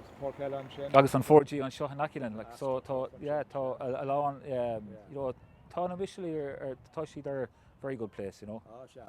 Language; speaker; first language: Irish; non-native, local second language; English